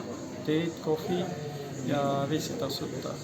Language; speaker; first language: Estonian; non-native, learner; Hindi